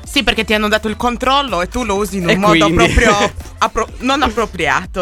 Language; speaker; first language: Italian; native; Italian